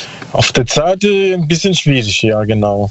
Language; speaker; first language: German; non-native, learner; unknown